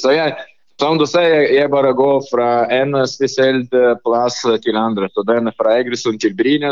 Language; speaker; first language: Norwegian; non-native, learner; Lithuanian